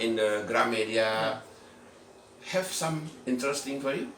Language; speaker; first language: English; non-native, learner; Indonesian